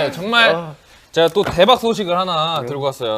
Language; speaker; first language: Korean; native; Korean